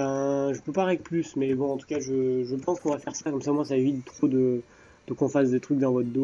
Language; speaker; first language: French; native; French